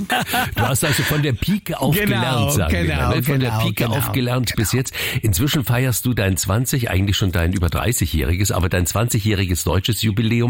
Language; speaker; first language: German; native; German